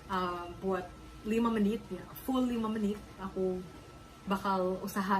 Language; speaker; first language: Indonesian; non-native, learner; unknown